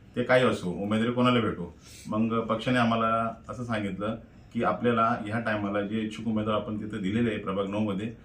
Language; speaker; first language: Marathi; non-native, local second language; Hindi